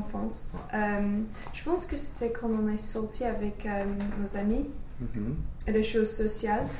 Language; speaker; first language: French; non-native, fluent; English